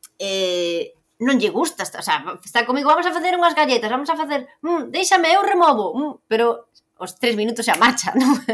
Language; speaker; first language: Galician; native; Galician